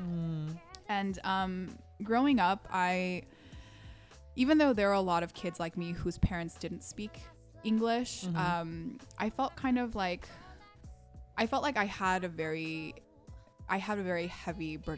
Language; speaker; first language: English; early bilingual, other home language; Korean